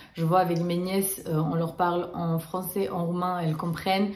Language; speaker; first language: French; early bilingual, other home language; Romanian